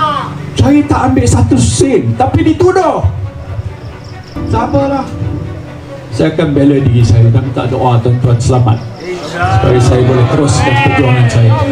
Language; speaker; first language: Malay; native; Malay